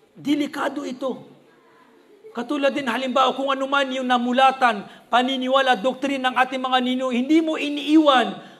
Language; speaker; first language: Filipino; non-native, local second language; Maranao